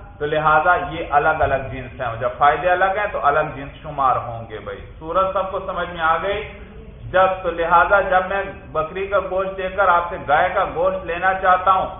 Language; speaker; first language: Urdu; native; Urdu